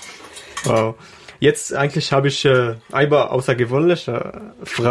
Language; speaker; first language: German; non-native, learner; Arabic